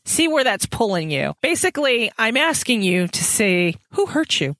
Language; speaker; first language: English; native; English